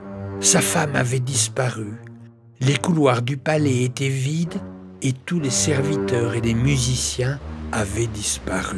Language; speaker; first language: French; native; French